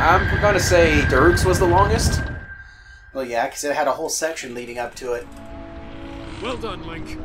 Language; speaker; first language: English; native; English